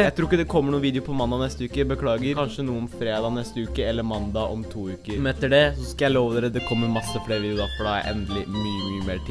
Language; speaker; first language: Norwegian; native; Norwegian